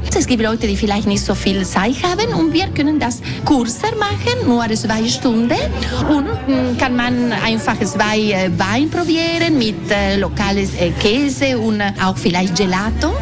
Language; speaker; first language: German; non-native, local second language; Italian